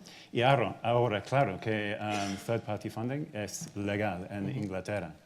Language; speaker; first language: Spanish; non-native, fluent; English